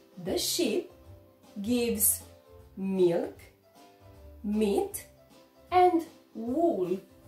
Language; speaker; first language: English; non-native, fluent; Romanian